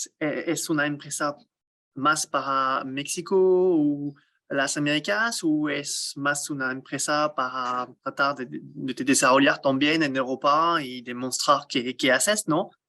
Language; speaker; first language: Spanish; non-native, learner; French